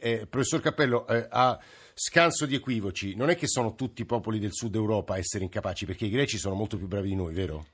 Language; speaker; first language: Italian; native; Italian